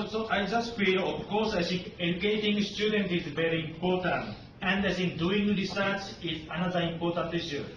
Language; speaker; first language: English; non-native, fluent; Japanese